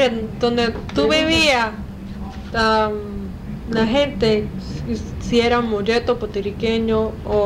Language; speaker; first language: Spanish; early bilingual, heritage; Spanish